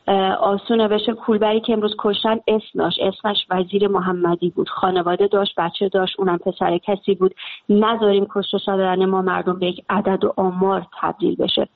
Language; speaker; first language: Persian; native; Persian